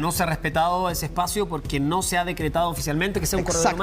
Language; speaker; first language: Spanish; native; Spanish